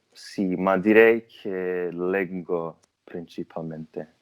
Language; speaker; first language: Italian; non-native, learner; English